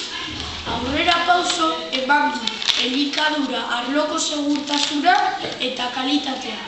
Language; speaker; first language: Basque; non-native, local second language; Spanish